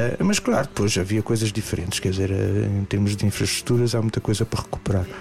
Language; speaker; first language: Portuguese; native; Portuguese